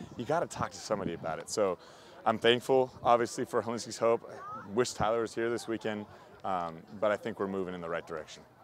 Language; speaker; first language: English; native; English